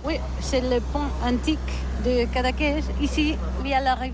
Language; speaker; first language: French; non-native, learner; Catalan